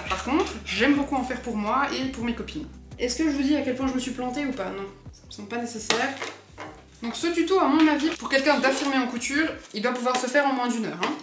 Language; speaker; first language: French; native; French